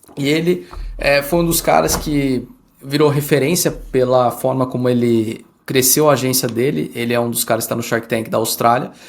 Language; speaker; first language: Portuguese; early bilingual, heritage; Portuguese